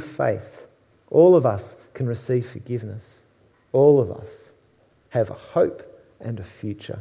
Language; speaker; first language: English; native; English